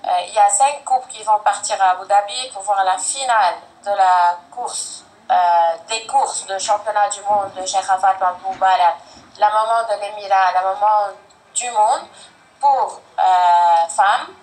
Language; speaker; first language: French; non-native, fluent; Arabic